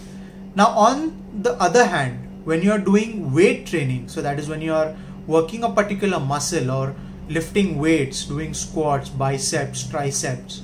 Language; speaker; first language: English; non-native, local second language; Hindi